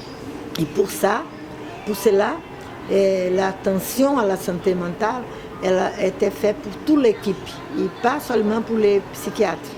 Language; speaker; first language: French; non-native, fluent; Portuguese